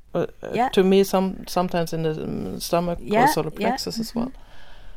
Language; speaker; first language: English; non-native, fluent; Swedish